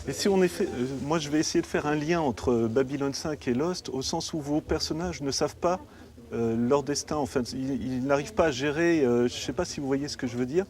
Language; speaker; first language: French; native; French